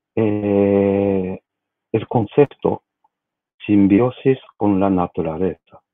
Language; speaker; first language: Spanish; non-native, learner; Japanese